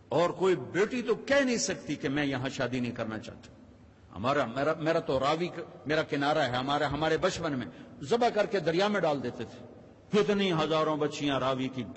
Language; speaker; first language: Urdu; non-native, local second language; Punjabi